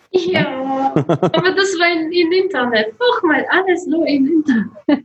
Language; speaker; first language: German; non-native, learner; Russian